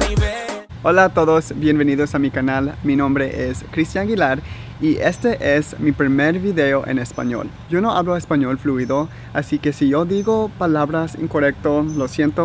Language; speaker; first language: Spanish; early bilingual, heritage; Spanish